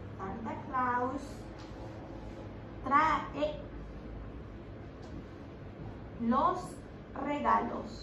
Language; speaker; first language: Spanish; non-native, fluent; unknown